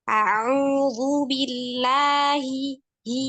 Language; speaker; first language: Arabic; non-native, fluent; Indonesian